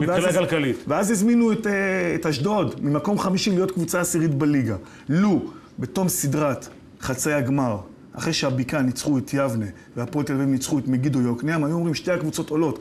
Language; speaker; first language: Hebrew; native; Hebrew